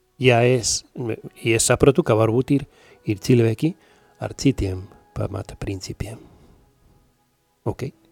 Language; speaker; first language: Latvian; non-native, learner; Spanish